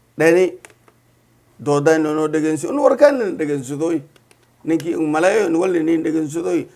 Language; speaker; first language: Somali; non-native, local second language; Maay